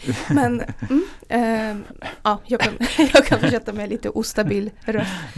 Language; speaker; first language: Swedish; non-native, fluent; Russian